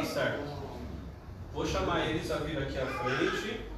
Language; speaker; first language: Portuguese; native; Portuguese